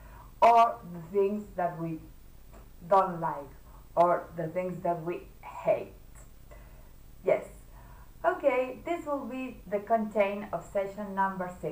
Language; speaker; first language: English; non-native, fluent; Catalan